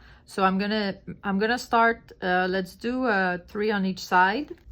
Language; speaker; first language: English; non-native, fluent; French